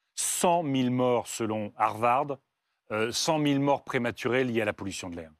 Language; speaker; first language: French; native; French